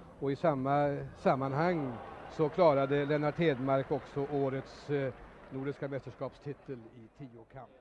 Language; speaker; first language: Swedish; native; Swedish